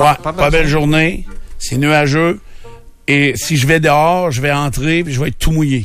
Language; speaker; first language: French; native; French